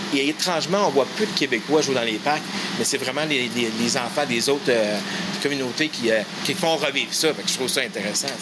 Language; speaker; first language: French; native; French